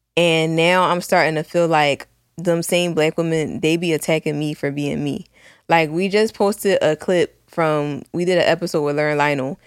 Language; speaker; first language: English; native; English